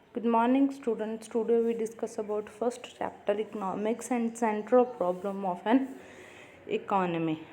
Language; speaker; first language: English; non-native, local second language; Punjabi